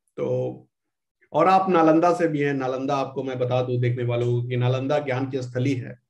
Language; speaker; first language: Hindi; native; Hindi